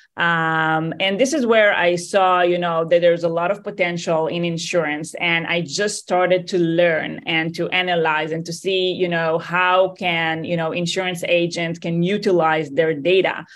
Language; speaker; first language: English; non-native, fluent; Hebrew